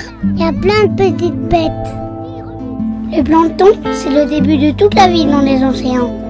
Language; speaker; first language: French; native; French